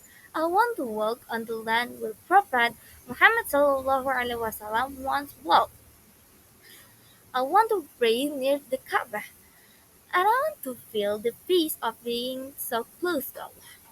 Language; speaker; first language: English; non-native, learner; Indonesian